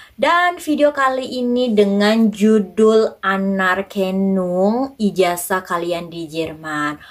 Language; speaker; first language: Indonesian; native; Indonesian